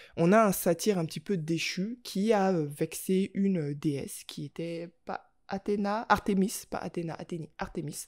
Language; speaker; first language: French; native; French